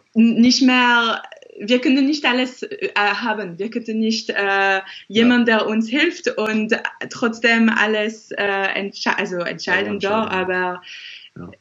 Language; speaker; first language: German; non-native, fluent; French